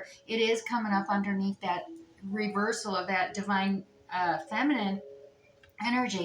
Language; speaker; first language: English; native; English